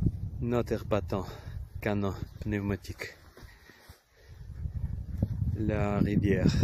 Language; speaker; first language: French; non-native, learner; Ukrainian